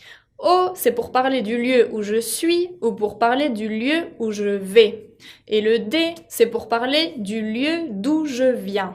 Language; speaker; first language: French; non-native, fluent; Spanish